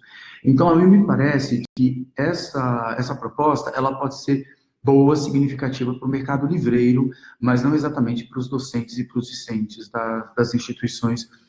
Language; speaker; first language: Portuguese; native; Portuguese